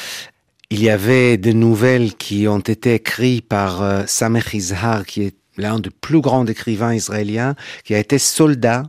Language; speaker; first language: French; non-native, fluent; Hebrew